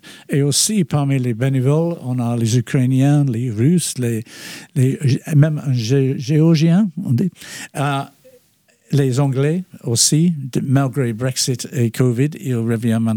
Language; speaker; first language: French; non-native, fluent; English